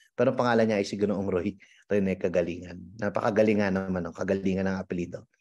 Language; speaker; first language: Filipino; native; Filipino